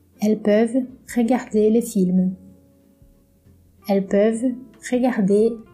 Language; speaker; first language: French; non-native, fluent; Portuguese